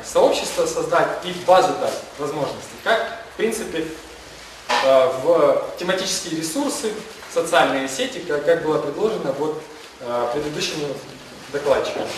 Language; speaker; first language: Russian; non-native, local second language; Ukrainian